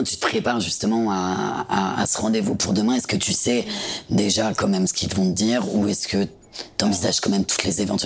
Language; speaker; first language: French; native; French